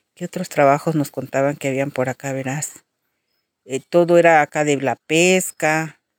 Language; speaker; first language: Spanish; native; Spanish